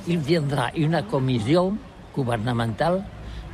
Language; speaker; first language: French; non-native, learner; Catalan